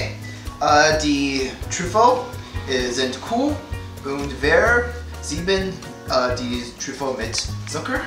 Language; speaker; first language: German; non-native, learner; English